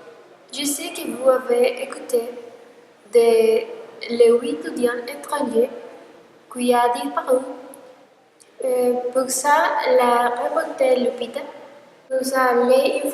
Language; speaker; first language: French; non-native, learner; Spanish